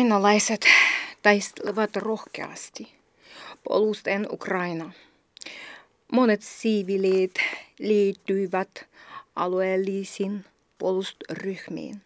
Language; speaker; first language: Finnish; non-native, learner; Ukrainian